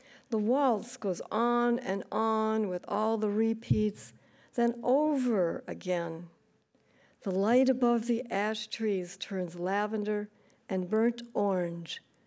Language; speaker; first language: English; native; English